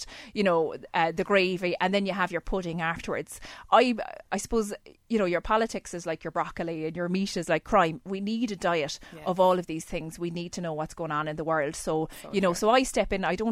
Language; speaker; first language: English; native; English